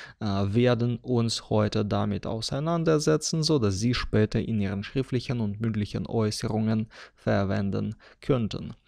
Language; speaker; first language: German; non-native, fluent; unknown